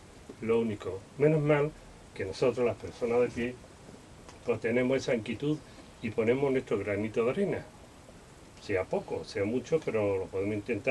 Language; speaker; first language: Spanish; native; Spanish